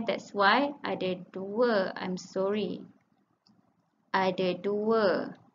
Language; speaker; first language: English; non-native, local second language; Malay